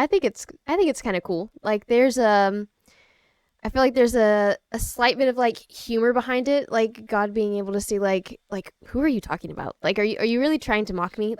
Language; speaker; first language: English; native; English